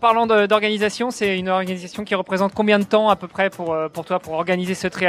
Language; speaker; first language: French; native; French